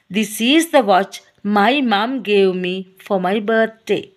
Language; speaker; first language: English; non-native, local second language; Sinhala